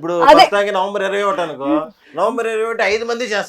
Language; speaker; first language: Telugu; native; Telugu